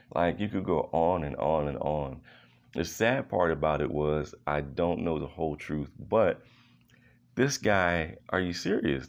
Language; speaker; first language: English; native; English